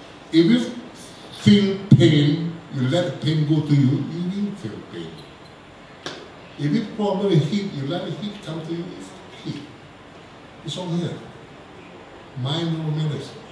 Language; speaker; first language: English; non-native, local second language; Malay